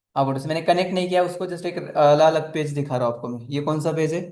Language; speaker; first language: Hindi; non-native, local second language; Marathi